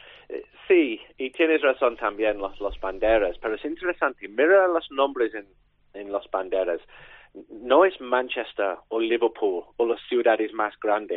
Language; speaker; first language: Spanish; non-native, learner; English